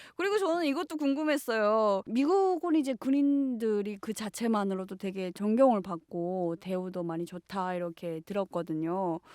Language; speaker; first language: Korean; native; Korean